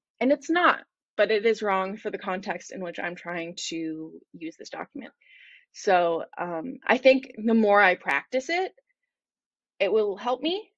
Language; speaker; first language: English; native; English